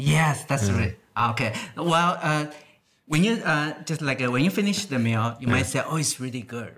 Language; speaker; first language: English; non-native, fluent; Chinese